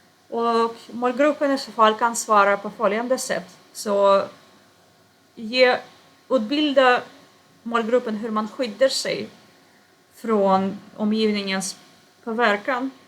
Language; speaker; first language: Swedish; non-native, fluent; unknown